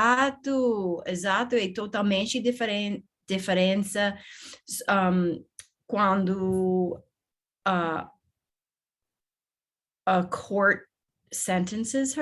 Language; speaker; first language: Portuguese; non-native, learner; English